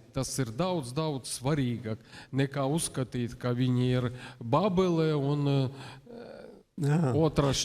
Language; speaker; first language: Latvian; non-native, local second language; Russian